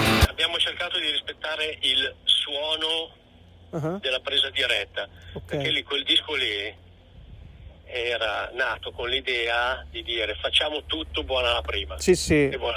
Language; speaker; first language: Italian; native; Italian